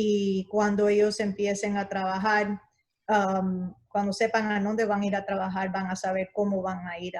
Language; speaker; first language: Spanish; early bilingual, heritage; Spanish